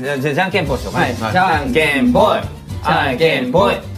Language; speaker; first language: Japanese; native; Japanese